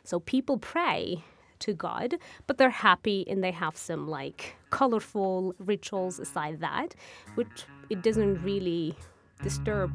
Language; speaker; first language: English; non-native, fluent; Persian